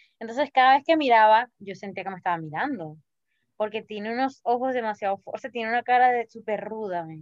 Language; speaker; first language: Spanish; native; Spanish